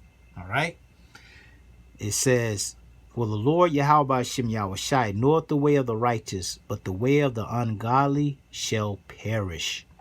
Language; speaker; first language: English; native; English